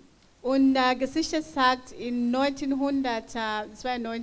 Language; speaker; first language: German; non-native, fluent; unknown